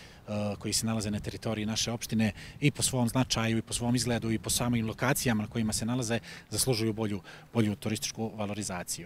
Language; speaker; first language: Croatian; native; Croatian